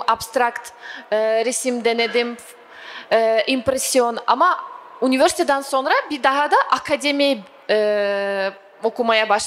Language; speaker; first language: Turkish; non-native, fluent; Russian